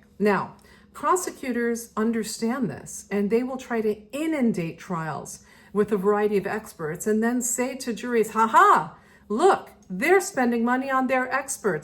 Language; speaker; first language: English; native; English